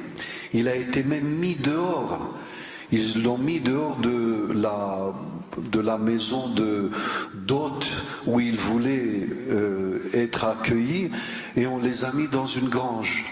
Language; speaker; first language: French; non-native, fluent; Romanian